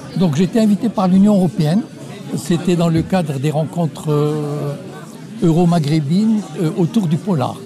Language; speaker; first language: French; non-native, local second language; Arabic